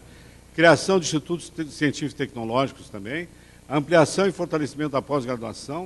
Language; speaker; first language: Portuguese; native; Portuguese